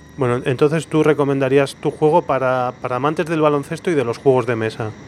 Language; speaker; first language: Spanish; non-native, local second language; Catalan